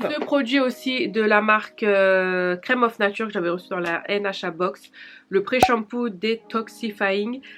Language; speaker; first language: French; native; French